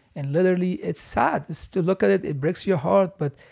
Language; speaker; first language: English; non-native, fluent; Persian